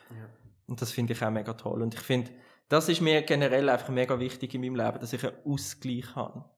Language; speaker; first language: German; native; German